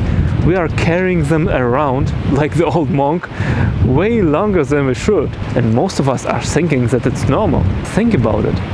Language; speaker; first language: English; non-native, fluent; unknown